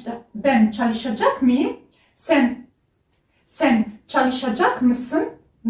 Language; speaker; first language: Turkish; non-native, fluent; French